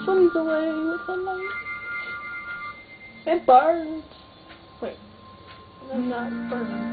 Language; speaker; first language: English; native; English